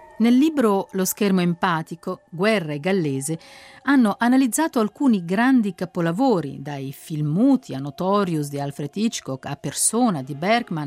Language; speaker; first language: Italian; native; Italian